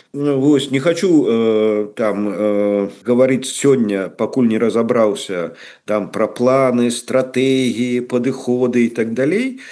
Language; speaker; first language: Belarusian; non-native, local second language; Russian